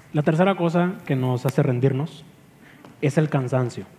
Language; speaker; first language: Spanish; native; Spanish